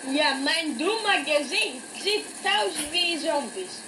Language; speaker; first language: German; non-native, learner; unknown